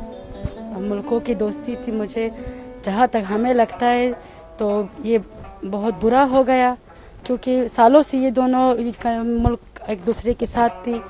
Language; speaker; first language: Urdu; non-native, fluent; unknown